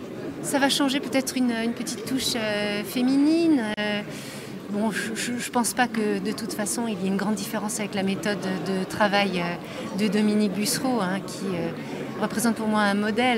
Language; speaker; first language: French; native; French